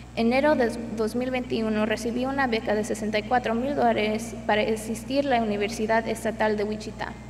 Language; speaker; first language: Spanish; early bilingual, other home language; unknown